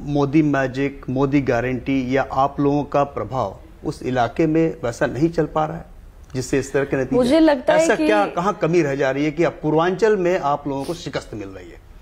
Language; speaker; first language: Hindi; native; Hindi